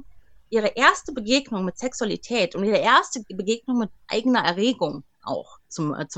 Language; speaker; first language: German; native; German